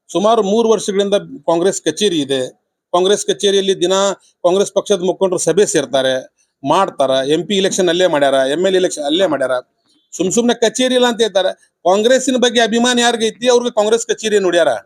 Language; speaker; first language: Kannada; non-native, local second language; Urdu